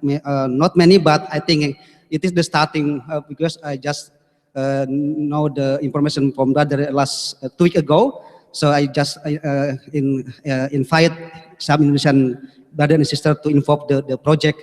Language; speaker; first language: English; non-native, fluent; Indonesian